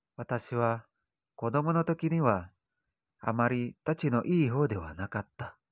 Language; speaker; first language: Japanese; non-native, learner; Indonesian